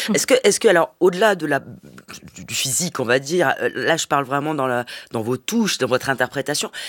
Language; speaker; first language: French; native; French